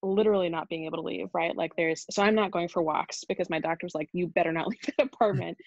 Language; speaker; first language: English; native; English